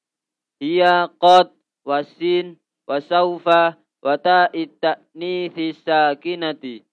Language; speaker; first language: Arabic; non-native, learner; Indonesian